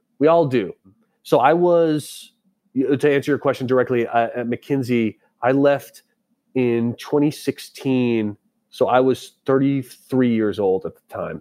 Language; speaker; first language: English; native; English